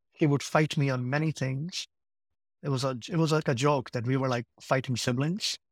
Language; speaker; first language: English; non-native, local second language; Gujarati